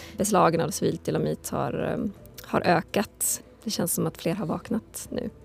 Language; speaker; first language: Swedish; native; Swedish